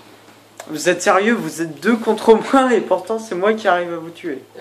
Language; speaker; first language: French; native; French